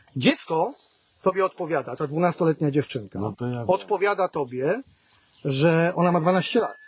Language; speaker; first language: Polish; native; Polish